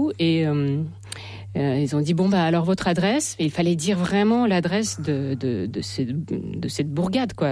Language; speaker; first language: French; non-native, fluent; Russian